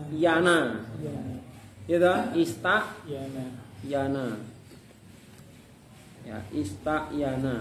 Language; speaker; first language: Arabic; non-native, fluent; Indonesian